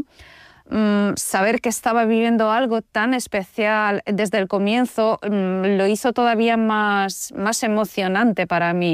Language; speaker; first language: Spanish; non-native, fluent; Polish